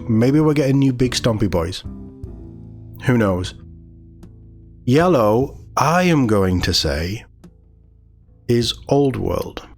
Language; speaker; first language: English; native; English